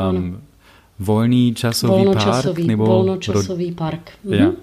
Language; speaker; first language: Czech; non-native, fluent; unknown